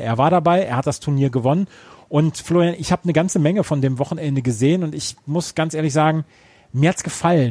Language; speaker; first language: German; native; German